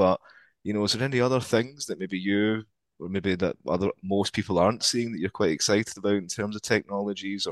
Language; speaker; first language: English; native; English